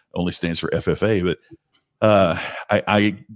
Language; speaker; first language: English; native; English